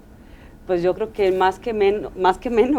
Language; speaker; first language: Spanish; native; Spanish